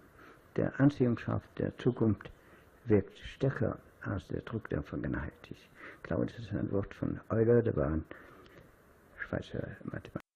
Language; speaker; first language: German; non-native, fluent; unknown